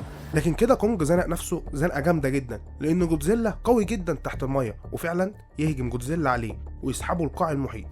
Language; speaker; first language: Arabic; native; Arabic